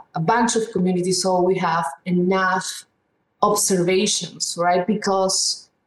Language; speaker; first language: English; non-native, fluent; Spanish